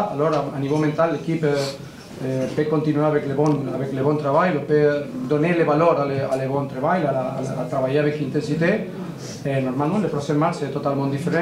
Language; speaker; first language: French; non-native, learner; Spanish